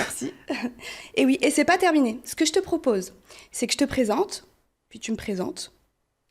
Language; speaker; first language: French; early bilingual, other home language; Portuguese